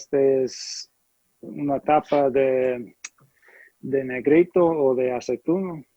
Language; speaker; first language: Spanish; non-native, fluent; English